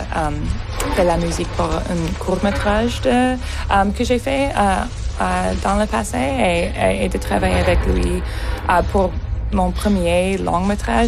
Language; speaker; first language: French; non-native, local second language; English